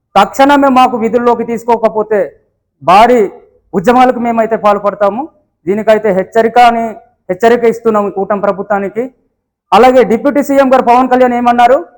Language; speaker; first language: Telugu; native; Telugu